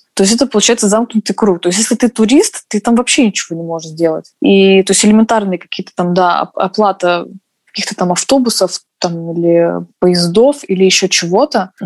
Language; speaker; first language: Russian; native; Russian